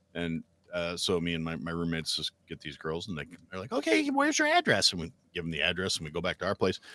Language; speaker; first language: English; native; English